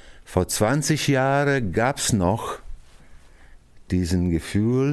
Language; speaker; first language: German; non-native, fluent; Italian